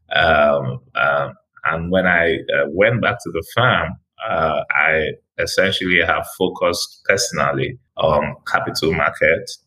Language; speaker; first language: English; non-native, local second language; Igbo